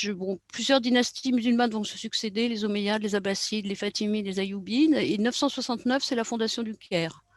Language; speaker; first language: French; native; French